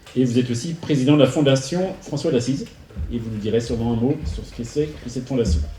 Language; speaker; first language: French; native; French